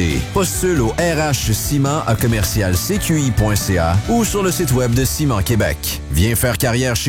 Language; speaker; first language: French; native; French